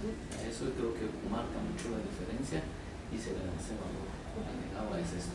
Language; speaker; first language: Spanish; native; Spanish